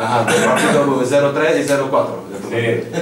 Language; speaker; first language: Polish; non-native, learner; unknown